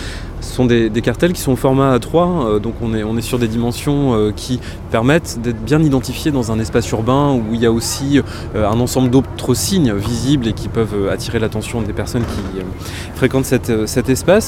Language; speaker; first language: French; native; French